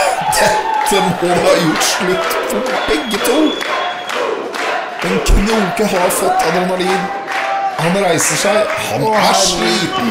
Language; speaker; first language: Norwegian; native; Norwegian